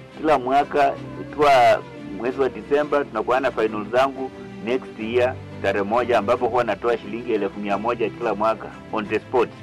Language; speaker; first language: Swahili; non-native, local second language; Luyia